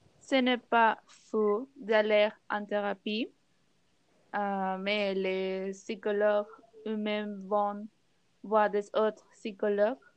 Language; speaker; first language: French; non-native, learner; Spanish